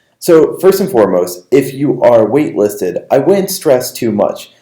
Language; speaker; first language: English; native; English